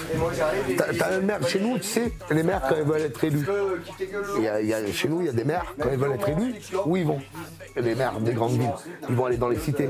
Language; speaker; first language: French; native; French